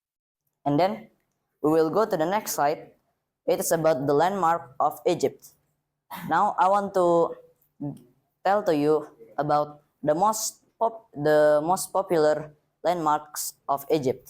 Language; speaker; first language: English; non-native, learner; Indonesian